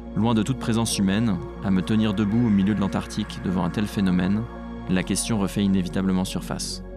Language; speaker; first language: French; native; French